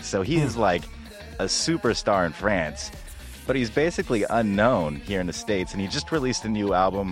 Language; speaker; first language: English; native; English